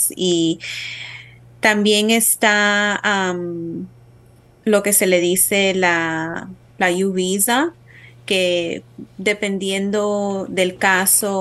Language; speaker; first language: Spanish; early bilingual, heritage; Spanish